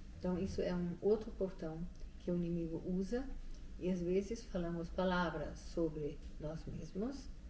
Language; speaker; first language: Portuguese; non-native, fluent; German